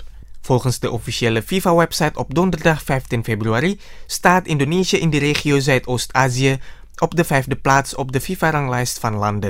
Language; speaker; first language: Dutch; non-native, fluent; Indonesian